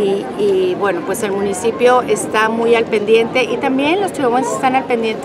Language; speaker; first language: Spanish; native; Spanish